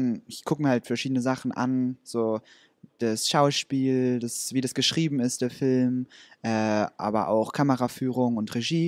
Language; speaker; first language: German; native; German